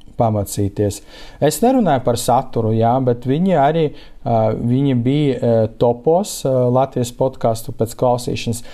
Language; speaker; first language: Latvian; non-native, local second language; Russian